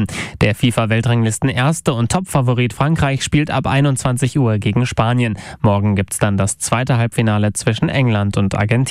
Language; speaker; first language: German; native; German